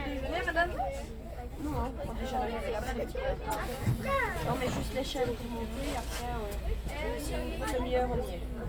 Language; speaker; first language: French; native; French